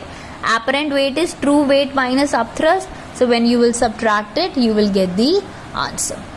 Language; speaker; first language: English; non-native, local second language; Hindi